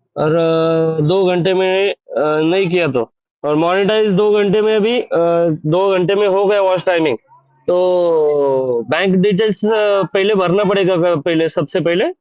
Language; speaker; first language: Hindi; non-native, local second language; Marathi